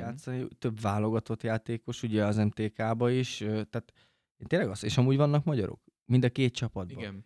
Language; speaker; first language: Hungarian; native; Hungarian